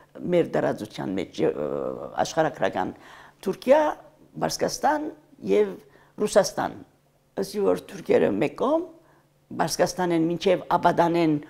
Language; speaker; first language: Armenian; early bilingual, heritage; Armenian